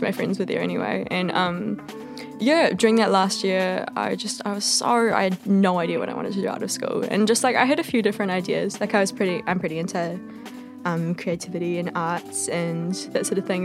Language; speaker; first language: English; native; English